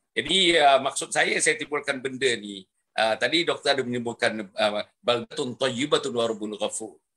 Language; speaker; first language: Malay; native; Malay